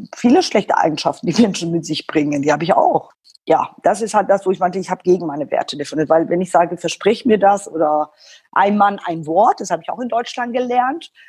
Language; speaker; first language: German; non-native, fluent; Persian